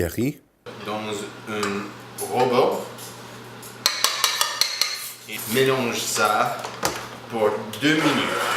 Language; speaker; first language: French; non-native, learner; English